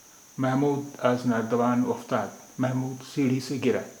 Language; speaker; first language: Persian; non-native, fluent; Urdu